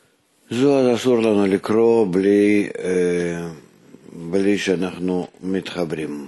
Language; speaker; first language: Hebrew; non-native, fluent; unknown